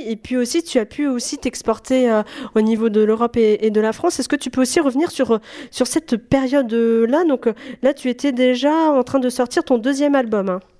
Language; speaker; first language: French; native; French